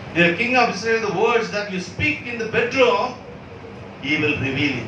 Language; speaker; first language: English; non-native, local second language; Tamil